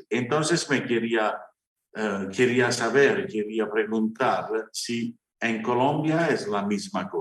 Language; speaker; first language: Spanish; non-native, fluent; Italian